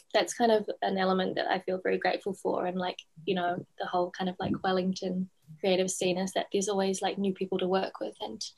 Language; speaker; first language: English; native; English